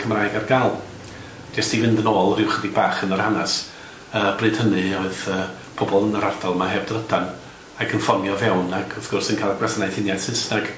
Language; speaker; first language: Welsh; native; Welsh